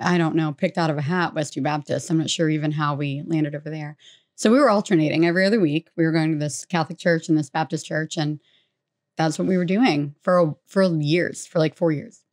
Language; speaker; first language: English; native; English